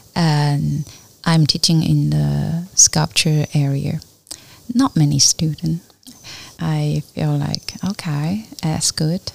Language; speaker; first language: English; non-native, learner; Chinese